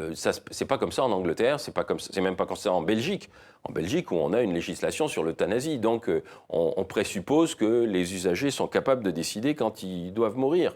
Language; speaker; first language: French; native; French